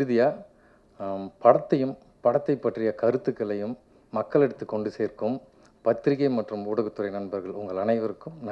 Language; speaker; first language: Tamil; native; Tamil